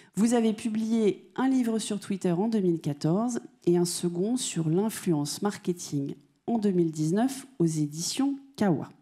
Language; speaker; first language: French; native; French